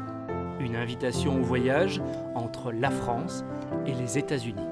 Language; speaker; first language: French; native; French